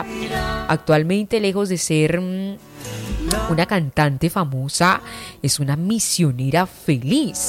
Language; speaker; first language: Spanish; native; Spanish